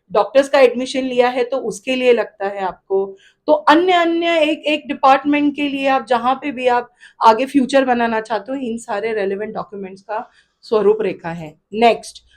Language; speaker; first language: Hindi; non-native, local second language; Gujarati